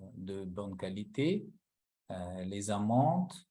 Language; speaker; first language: French; non-native, local second language; Arabic